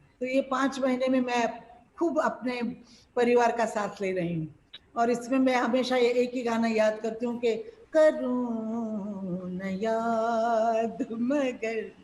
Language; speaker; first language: Hindi; non-native, local second language; Marathi